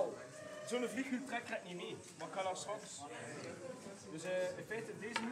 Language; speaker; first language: Dutch; native; Dutch